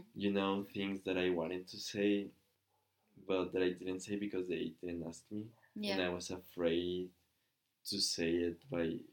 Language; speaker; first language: English; non-native, fluent; Spanish